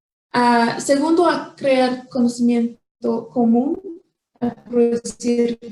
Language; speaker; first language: Spanish; non-native, fluent; English